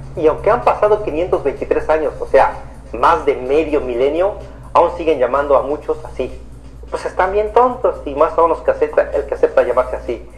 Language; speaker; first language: Spanish; native; Spanish